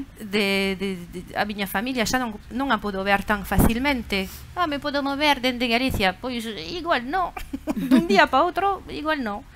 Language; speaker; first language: Galician; non-native, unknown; French